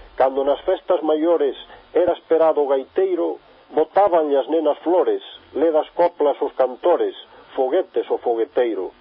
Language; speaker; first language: Galician; native; Galician